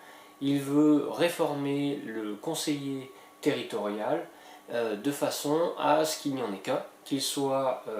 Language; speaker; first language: French; native; French